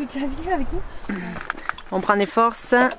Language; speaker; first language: French; native; French